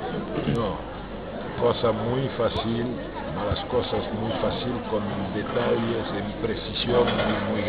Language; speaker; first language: Spanish; non-native, fluent; French